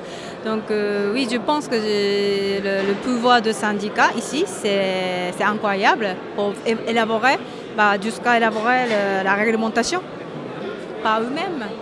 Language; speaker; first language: French; non-native, fluent; Japanese